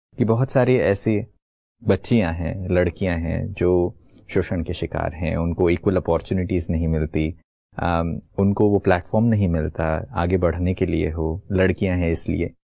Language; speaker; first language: Hindi; native; Hindi